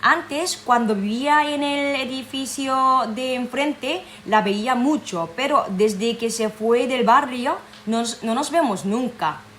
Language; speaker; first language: Spanish; non-native, fluent; Korean